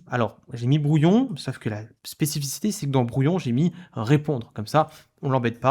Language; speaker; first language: French; native; French